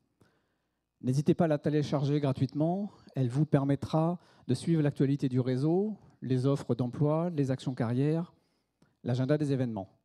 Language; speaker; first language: French; native; French